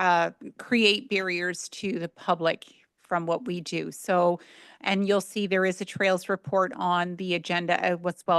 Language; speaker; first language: English; native; English